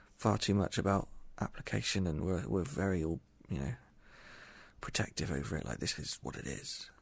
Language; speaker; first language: English; native; English